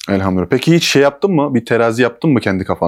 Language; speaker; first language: Turkish; native; Turkish